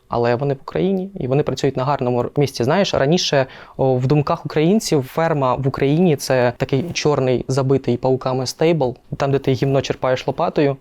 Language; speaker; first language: Ukrainian; non-native, local second language; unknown